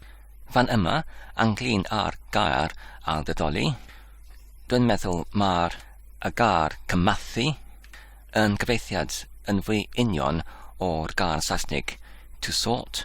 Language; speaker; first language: Welsh; non-native, learner; Polish